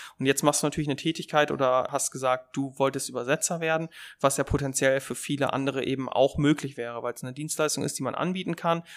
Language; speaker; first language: German; native; German